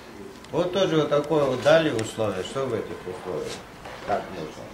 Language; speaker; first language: Russian; non-native, fluent; Georgian